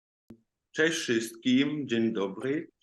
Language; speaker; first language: Polish; non-native, fluent; Ukrainian